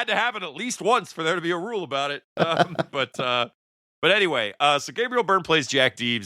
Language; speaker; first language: English; native; English